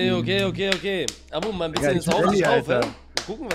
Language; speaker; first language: German; native; German